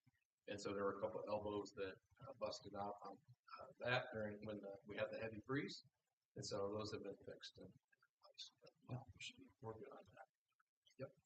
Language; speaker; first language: English; native; English